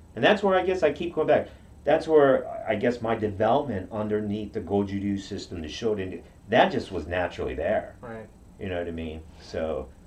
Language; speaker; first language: English; non-native, fluent; Japanese